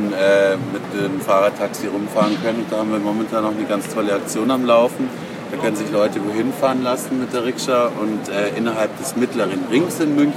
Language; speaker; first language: German; native; German